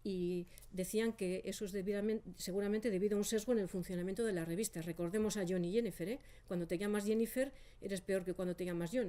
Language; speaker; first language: Spanish; native; Spanish